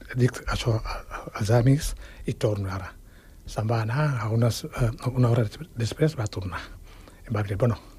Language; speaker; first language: Catalan; non-native, fluent; Wolof